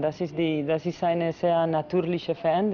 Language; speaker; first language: German; non-native, fluent; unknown